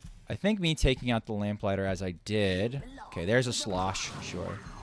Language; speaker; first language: English; native; English